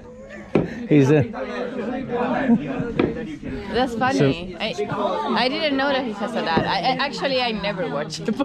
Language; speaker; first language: English; non-native, fluent; Croatian